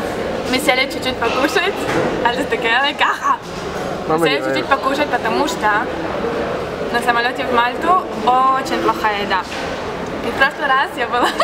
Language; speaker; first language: Russian; early bilingual, heritage; Russian